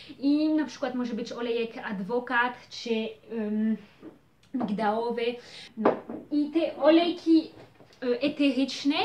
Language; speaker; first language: Polish; early bilingual, heritage; Polish